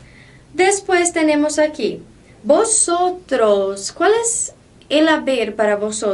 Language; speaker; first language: Spanish; non-native, fluent; Portuguese